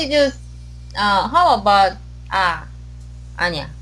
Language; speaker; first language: English; non-native, learner; Korean